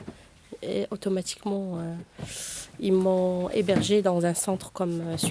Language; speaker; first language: French; non-native, local second language; Arabic